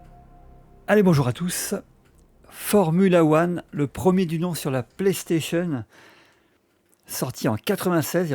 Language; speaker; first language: French; native; French